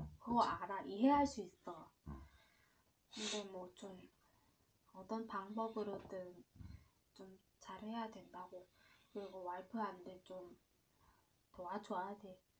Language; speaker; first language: Korean; non-native, learner; Vietnamese